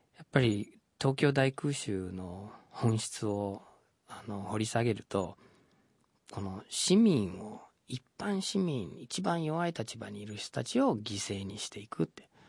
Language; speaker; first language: Japanese; non-native, fluent; English